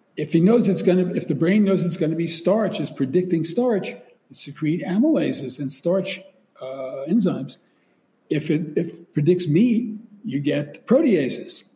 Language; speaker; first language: English; native; English